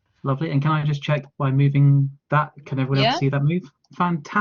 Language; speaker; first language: English; native; English